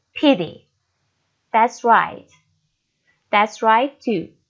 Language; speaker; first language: English; non-native, fluent; Persian